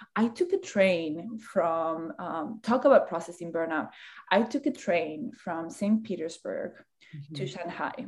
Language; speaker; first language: English; early bilingual, other home language; Spanish